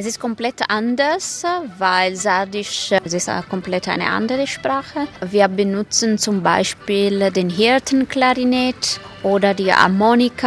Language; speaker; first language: German; non-native, fluent; Italian